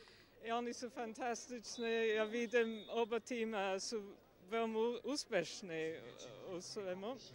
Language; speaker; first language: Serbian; non-native, fluent; English